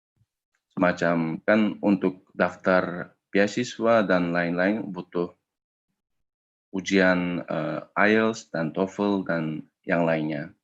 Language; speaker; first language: Indonesian; non-native, fluent; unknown